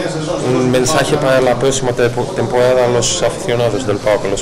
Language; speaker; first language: Spanish; non-native, learner; Greek